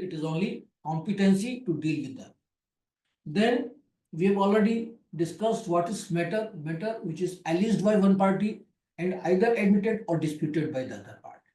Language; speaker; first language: English; non-native, local second language; Hindi